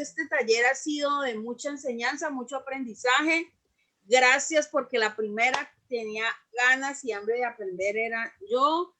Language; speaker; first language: Spanish; native; Spanish